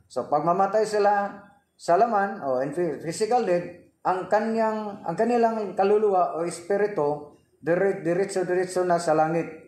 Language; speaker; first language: Filipino; non-native, local second language; Cebuano